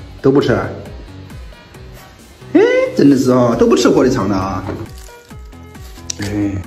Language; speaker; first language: Chinese; native; Chinese